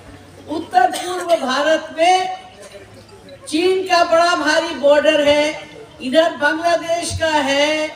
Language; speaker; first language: Hindi; non-native, local second language; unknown